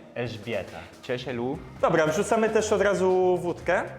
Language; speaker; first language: Polish; early bilingual, heritage; Italian